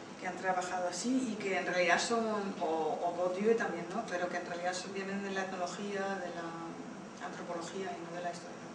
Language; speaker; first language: Spanish; early bilingual, heritage; Spanish